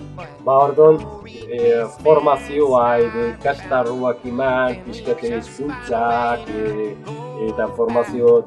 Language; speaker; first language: Basque; non-native, learner; Arabic